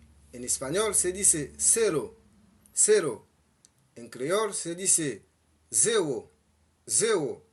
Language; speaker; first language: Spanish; non-native, fluent; Haitian Creole